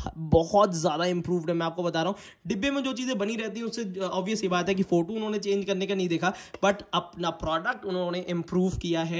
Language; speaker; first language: Hindi; native; Hindi